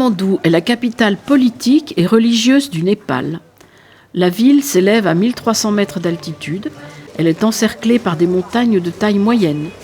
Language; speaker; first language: French; native; French